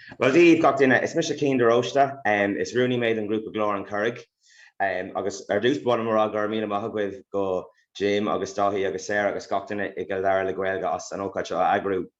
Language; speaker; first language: Irish; non-native, local second language; English